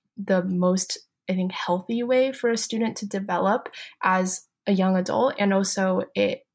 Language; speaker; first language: English; non-native, fluent; Chinese